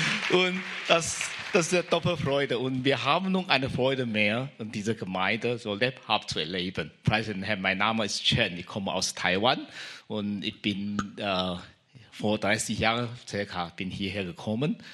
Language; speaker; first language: German; non-native, fluent; Chinese